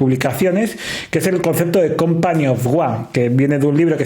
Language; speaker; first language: Spanish; native; Spanish